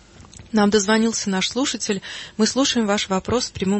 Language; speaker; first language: Russian; native; Russian